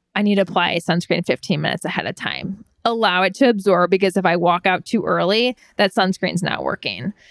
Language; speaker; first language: English; native; English